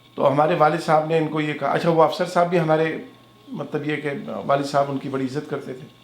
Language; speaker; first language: Urdu; native; Urdu